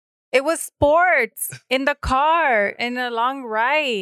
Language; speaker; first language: English; early bilingual, other home language; Spanish